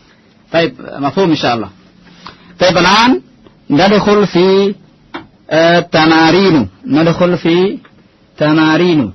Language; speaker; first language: Arabic; non-native, fluent; Indonesian